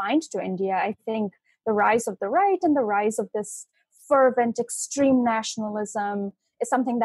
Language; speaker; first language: English; non-native, local second language; Bangla